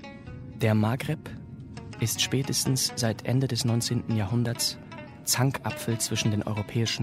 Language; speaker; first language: German; native; German